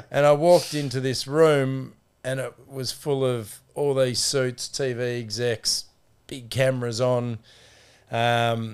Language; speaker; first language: English; native; English